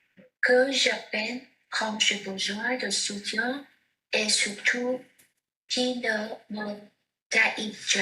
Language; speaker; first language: French; non-native, learner; Vietnamese